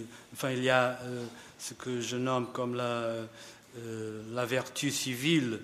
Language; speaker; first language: French; non-native, fluent; Portuguese